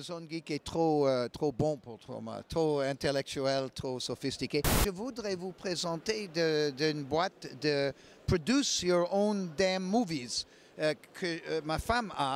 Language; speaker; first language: French; non-native, learner; English